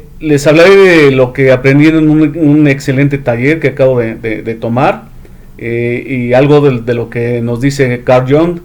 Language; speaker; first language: Spanish; native; Spanish